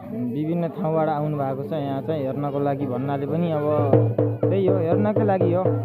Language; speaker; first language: Nepali; native; Nepali